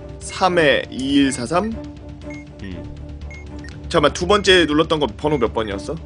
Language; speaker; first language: Korean; native; Korean